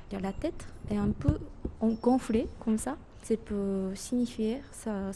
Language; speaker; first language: French; non-native, fluent; Japanese